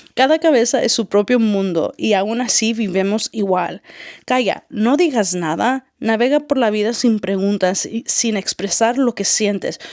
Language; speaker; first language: Spanish; early bilingual, heritage; Spanish